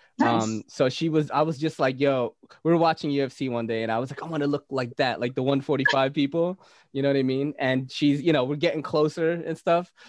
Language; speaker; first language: English; native; English